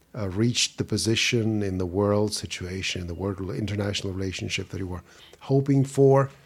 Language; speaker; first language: English; non-native, fluent; Russian